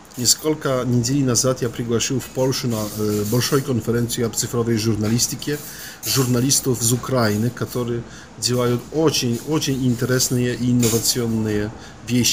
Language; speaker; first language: Russian; non-native, fluent; Polish